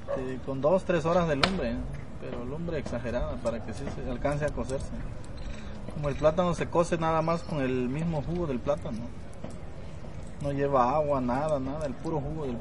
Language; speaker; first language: Spanish; native; Spanish